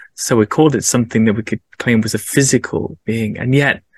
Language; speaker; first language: English; native; English